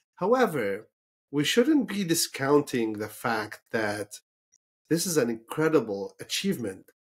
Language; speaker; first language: English; non-native, fluent; Arabic